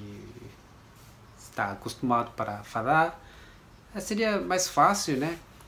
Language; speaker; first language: Portuguese; non-native, learner; Japanese